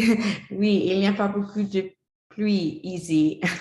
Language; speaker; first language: French; non-native, learner; Spanish